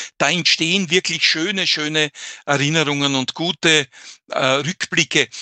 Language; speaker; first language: German; native; German